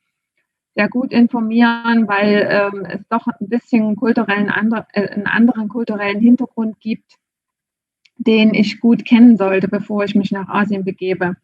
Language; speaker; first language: German; native; German